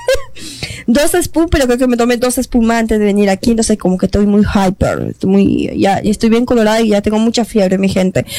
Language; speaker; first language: Spanish; native; Spanish